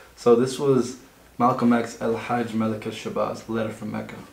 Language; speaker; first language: English; native; English